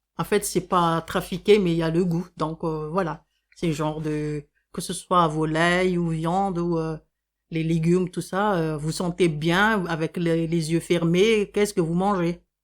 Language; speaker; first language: French; non-native, local second language; Malagasy